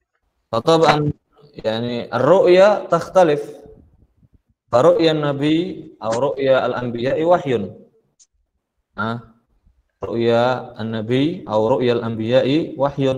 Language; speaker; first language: Arabic; non-native, fluent; Indonesian